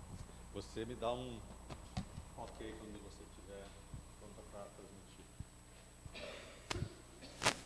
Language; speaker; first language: Portuguese; native; Portuguese